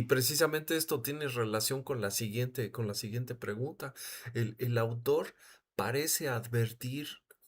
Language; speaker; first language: Spanish; native; Spanish